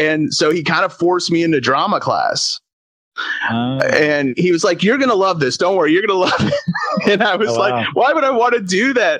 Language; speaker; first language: English; native; English